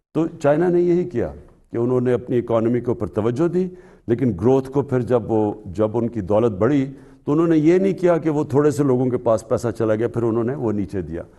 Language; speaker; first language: Urdu; native; Urdu